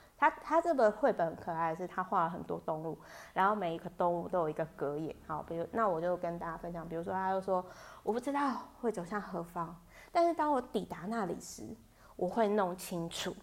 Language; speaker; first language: Chinese; native; Chinese